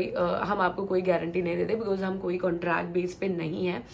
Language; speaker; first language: Hindi; non-native, local second language; Gujarati